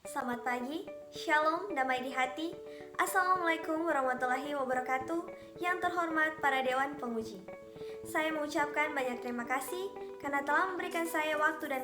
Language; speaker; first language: Indonesian; native; Indonesian